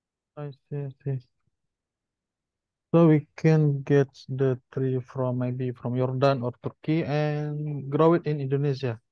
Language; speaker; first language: English; non-native, learner; Indonesian